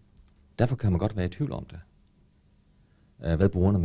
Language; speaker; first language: Danish; native; Danish